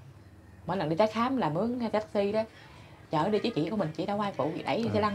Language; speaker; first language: Vietnamese; native; Vietnamese